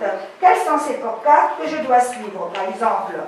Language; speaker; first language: French; non-native, local second language; Arabic